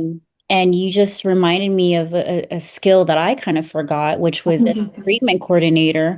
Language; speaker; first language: English; native; English